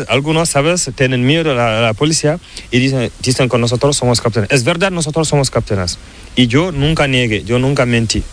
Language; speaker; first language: Spanish; non-native, learner; Fula